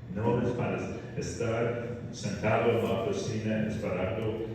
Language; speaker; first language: Spanish; non-native, fluent; English